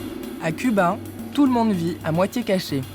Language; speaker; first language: French; native; French